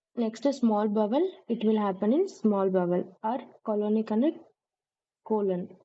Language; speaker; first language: English; non-native, local second language; Kannada